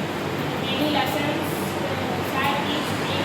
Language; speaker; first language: English; non-native, learner; Tamil